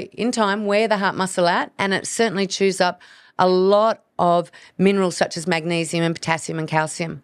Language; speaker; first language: English; native; English